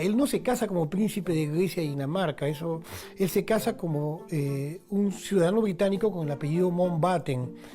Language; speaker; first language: Spanish; native; Spanish